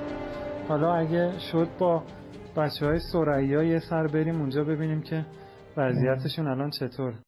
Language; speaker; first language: Persian; native; Persian